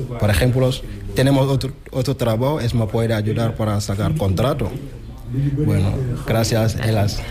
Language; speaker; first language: Spanish; non-native, learner; Wolof